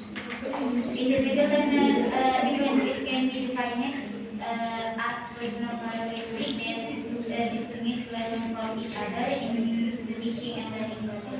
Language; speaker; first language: English; non-native, learner; Indonesian